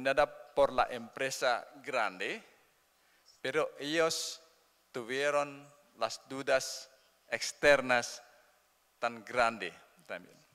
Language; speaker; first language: Spanish; non-native, learner; Indonesian